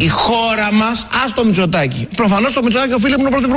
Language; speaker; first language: Greek; native; Greek